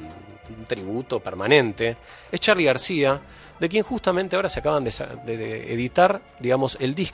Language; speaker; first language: Spanish; native; Spanish